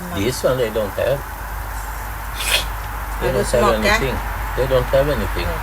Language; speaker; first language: English; non-native, learner; Swedish